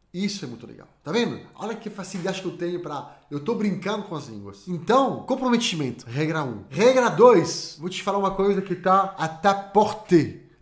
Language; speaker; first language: Portuguese; non-native, fluent; French